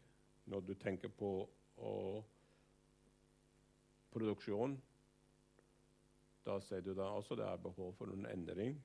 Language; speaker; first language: Norwegian; non-native, fluent; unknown